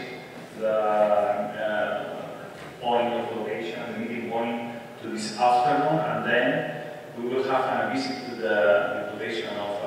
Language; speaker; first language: English; non-native, fluent; Spanish